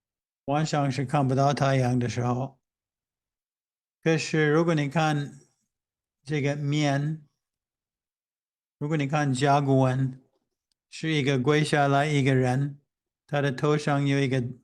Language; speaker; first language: Chinese; non-native, fluent; English